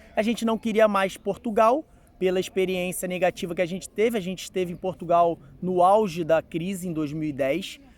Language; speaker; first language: Portuguese; native; Portuguese